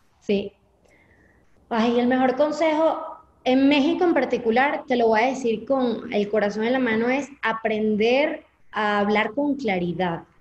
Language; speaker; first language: Spanish; native; Spanish